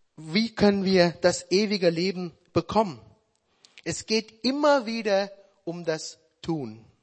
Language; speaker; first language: German; non-native, fluent; Sinhala